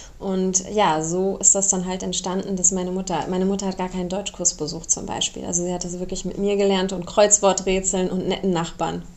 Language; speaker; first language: German; early bilingual, other home language; Romanian